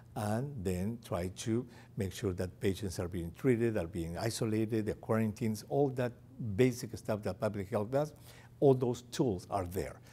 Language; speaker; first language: English; non-native, fluent; Spanish